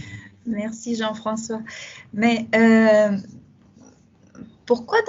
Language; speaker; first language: French; non-native, fluent; Russian